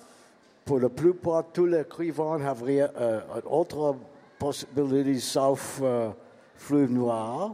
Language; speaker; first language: French; non-native, learner; English